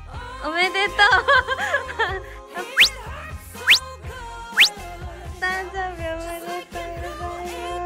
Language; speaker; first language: Japanese; native; Japanese